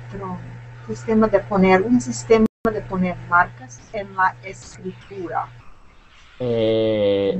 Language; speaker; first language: Spanish; non-native, learner; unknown